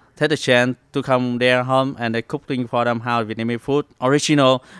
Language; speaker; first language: English; non-native, learner; Vietnamese